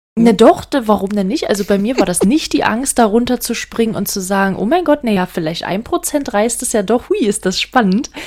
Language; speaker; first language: German; native; German